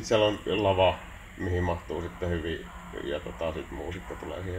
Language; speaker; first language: Finnish; native; Finnish